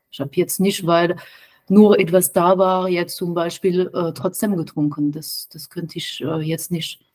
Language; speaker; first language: German; non-native, fluent; French